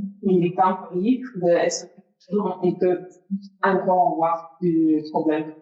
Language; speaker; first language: French; non-native, fluent; English